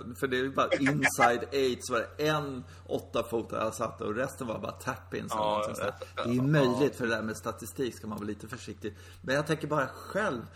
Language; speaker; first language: Swedish; native; Swedish